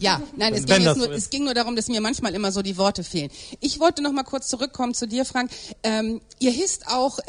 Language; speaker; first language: German; native; German